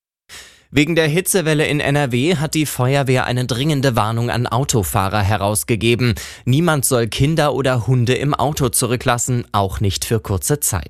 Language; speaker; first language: German; native; German